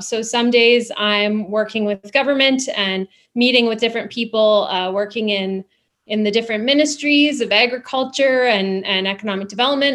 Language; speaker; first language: English; native; English